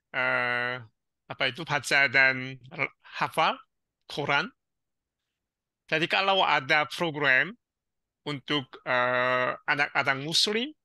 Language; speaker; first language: Indonesian; non-native, learner; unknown